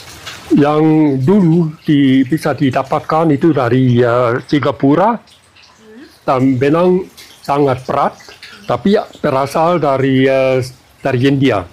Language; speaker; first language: Indonesian; non-native, fluent; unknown